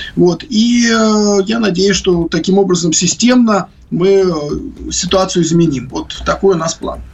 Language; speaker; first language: Russian; native; Russian